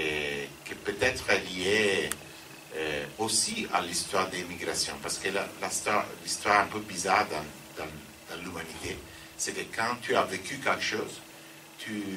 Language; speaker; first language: French; non-native, fluent; Italian